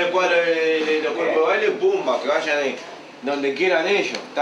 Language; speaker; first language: Spanish; native; Spanish